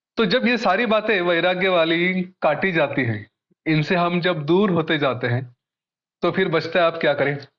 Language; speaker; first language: Hindi; non-native, local second language; Marathi